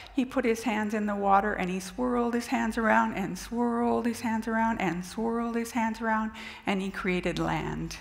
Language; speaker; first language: English; native; English